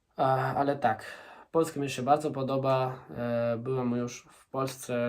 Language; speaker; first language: Polish; non-native, learner; Spanish